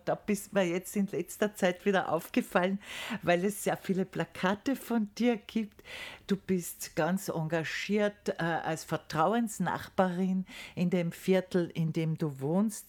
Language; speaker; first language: German; native; German